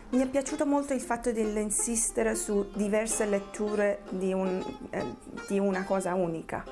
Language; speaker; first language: Italian; non-native, fluent; Persian